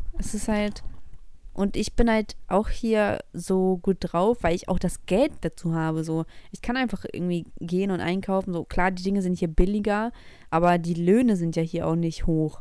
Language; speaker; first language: German; early bilingual, other home language; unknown